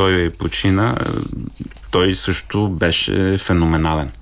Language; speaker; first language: Bulgarian; native; Bulgarian